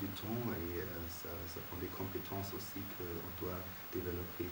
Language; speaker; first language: French; non-native, fluent; German